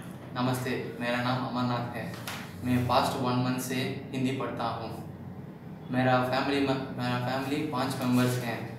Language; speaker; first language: Hindi; non-native, local second language; Tamil